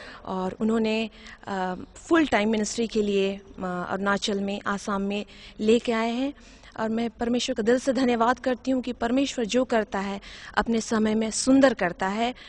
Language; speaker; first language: Hindi; non-native, local second language; Odia